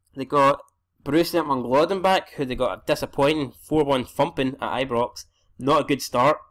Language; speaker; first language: English; native; English